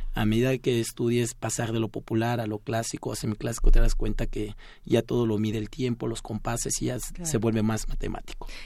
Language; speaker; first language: Spanish; non-native, local second language; Zapotec